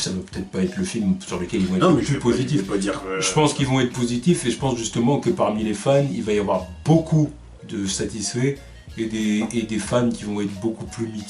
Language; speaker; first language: French; native; French